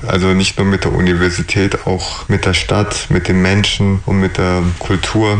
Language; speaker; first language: German; early bilingual, other home language; Polish